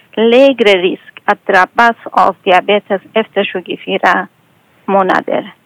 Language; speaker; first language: Swedish; non-native, fluent; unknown